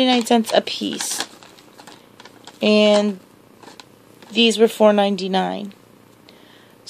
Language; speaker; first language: English; native; English